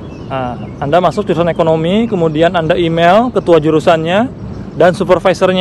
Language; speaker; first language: Indonesian; non-native, local second language; Sundanese